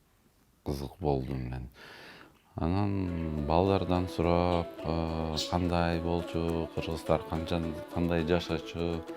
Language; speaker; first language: Kyrgyz; non-native, local second language; Tatar